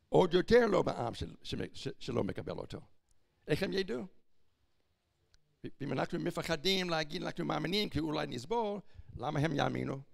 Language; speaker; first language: Hebrew; non-native, fluent; English